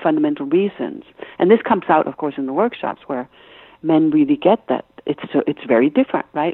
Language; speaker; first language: English; non-native, fluent; Danish